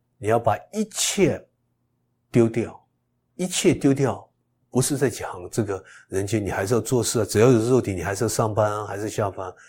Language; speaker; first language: Chinese; early bilingual, heritage; Chinese